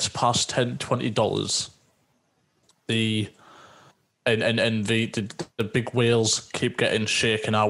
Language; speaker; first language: English; native; English